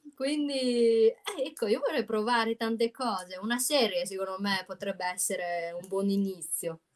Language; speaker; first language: Italian; non-native, fluent; Chinese